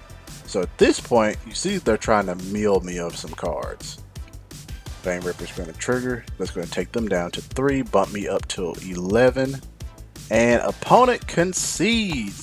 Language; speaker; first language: English; native; English